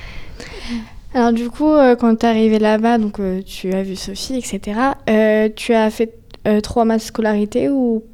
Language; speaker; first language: French; native; French